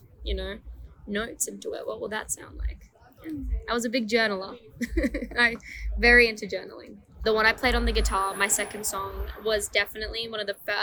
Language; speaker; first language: English; non-native, fluent; Persian